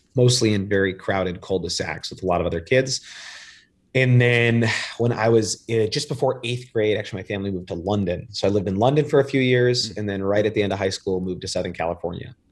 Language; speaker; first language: English; native; English